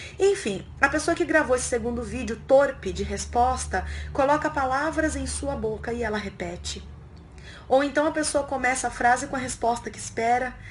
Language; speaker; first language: Portuguese; native; Portuguese